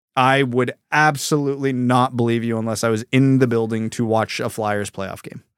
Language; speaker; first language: English; early bilingual, other home language; Ukrainian